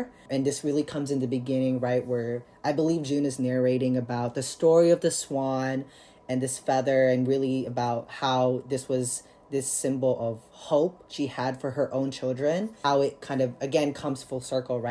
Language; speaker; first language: English; early bilingual, other home language; Cebuano